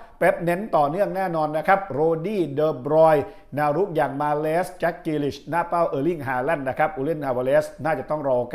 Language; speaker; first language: Thai; native; Thai